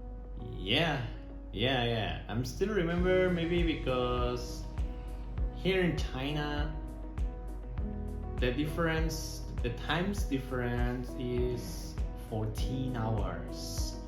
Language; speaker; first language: English; non-native, learner; Spanish